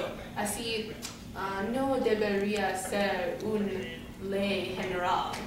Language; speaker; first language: Spanish; non-native, learner; English